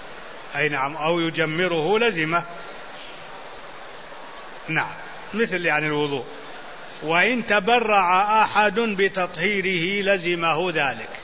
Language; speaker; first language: Arabic; native; Arabic